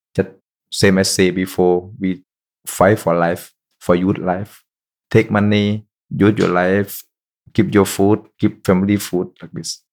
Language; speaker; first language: English; non-native, learner; Thai